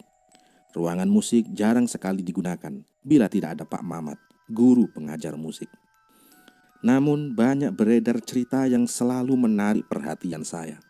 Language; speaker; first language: Indonesian; native; Indonesian